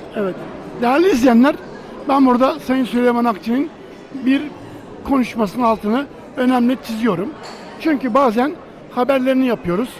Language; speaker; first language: Turkish; native; Turkish